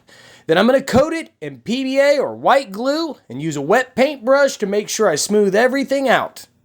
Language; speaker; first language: English; native; English